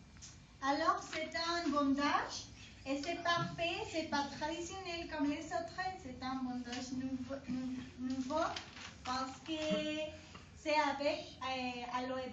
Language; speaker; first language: French; non-native, learner; Spanish